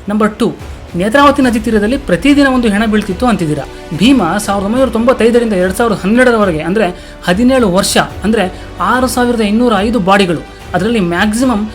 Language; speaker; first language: Kannada; non-native, local second language; Lambadi